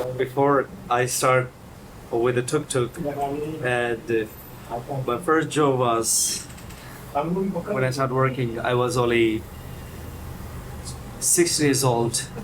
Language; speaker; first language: English; non-native, fluent; Hindi